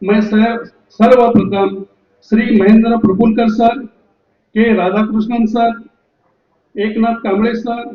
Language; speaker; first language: Hindi; non-native, local second language; Marathi